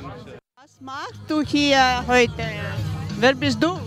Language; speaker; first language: German; non-native, learner; Ukrainian